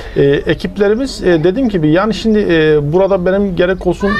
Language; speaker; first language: Turkish; native; Turkish